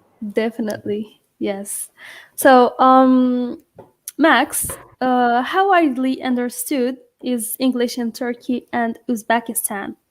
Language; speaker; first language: English; non-native, fluent; Arabic